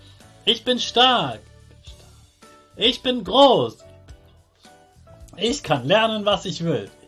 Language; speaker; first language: German; native; German